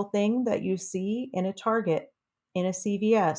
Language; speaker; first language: English; native; English